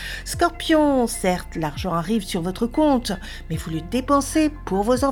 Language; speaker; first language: French; native; French